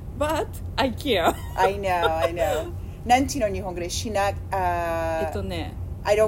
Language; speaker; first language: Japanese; non-native, learner; English